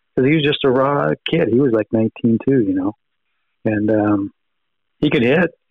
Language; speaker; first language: English; native; English